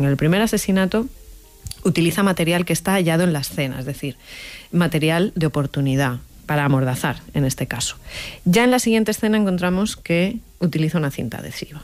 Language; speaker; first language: Spanish; native; Spanish